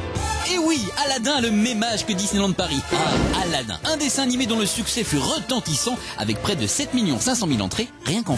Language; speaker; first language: French; native; French